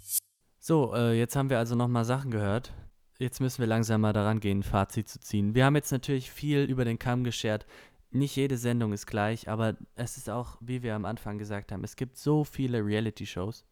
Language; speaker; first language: German; native; German